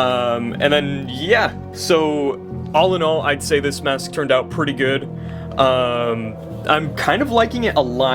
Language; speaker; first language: English; native; English